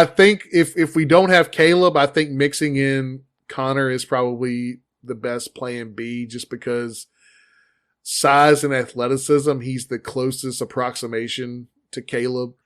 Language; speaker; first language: English; native; English